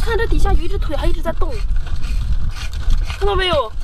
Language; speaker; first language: Chinese; native; Chinese